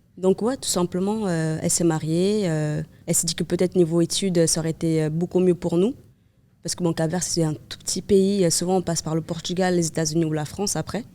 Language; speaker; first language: French; non-native, fluent; Kabuverdianu